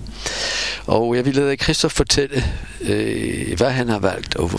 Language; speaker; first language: Danish; non-native, fluent; Polish